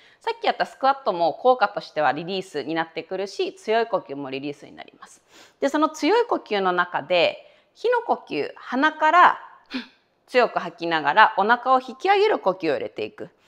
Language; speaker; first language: Japanese; native; Japanese